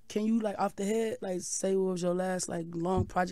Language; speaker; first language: English; native; English